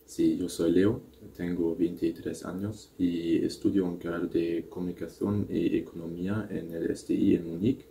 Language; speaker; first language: Spanish; non-native, learner; German